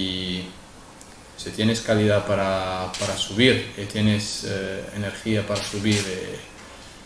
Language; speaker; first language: Spanish; non-native, fluent; Arabic